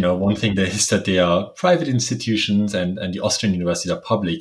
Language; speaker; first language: English; non-native, fluent; German